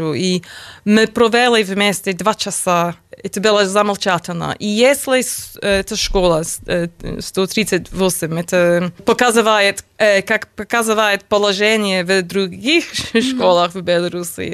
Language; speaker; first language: Russian; non-native, learner; English